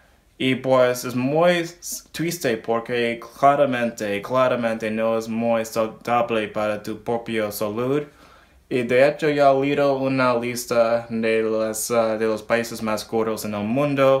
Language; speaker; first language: Spanish; non-native, learner; English